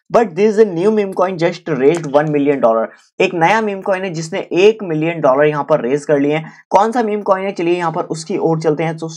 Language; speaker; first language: Hindi; native; Hindi